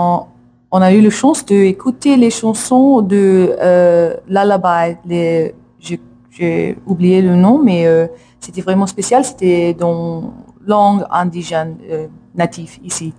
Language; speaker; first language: French; non-native, learner; English